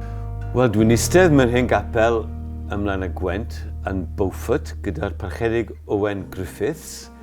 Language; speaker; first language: Welsh; native; Welsh